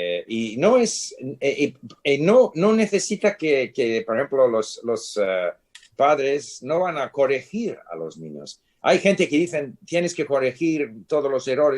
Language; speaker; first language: Spanish; non-native, fluent; English